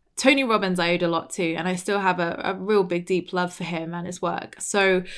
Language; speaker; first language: English; native; English